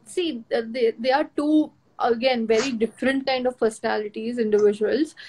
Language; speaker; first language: Hindi; non-native, local second language; Gujarati